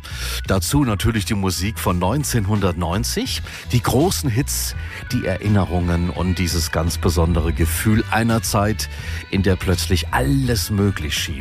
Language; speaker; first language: German; native; German